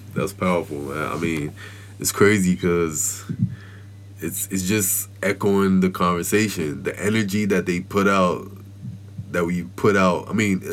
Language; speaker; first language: English; non-native, local second language; Yoruba